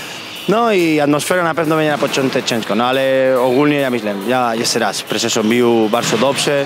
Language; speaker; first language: Polish; non-native, learner; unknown